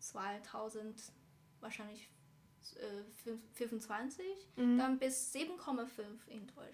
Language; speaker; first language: German; non-native, learner; Chinese